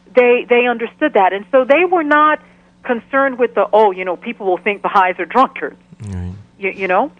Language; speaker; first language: English; native; English